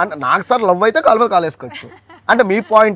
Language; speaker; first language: Telugu; native; Telugu